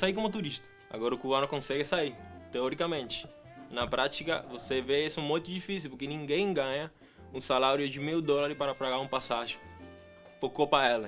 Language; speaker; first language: Portuguese; non-native, fluent; Spanish